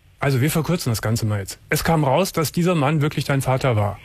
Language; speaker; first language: German; native; German